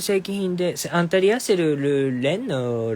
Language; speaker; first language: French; non-native, learner; Japanese